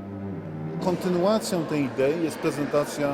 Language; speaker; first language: Polish; native; Polish